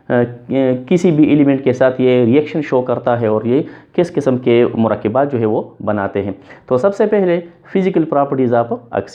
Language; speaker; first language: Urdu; non-native, local second language; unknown